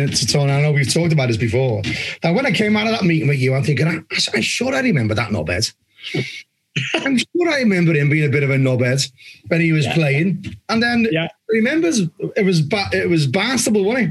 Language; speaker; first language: English; native; English